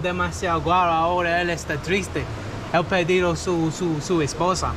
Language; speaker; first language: Spanish; non-native, learner; English